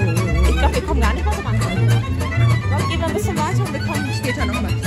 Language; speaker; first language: German; native; German